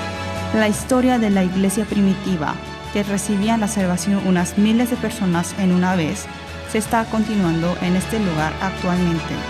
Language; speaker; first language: Spanish; non-native, learner; Korean